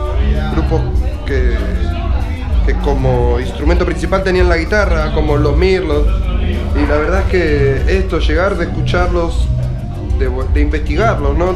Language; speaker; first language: Spanish; native; Spanish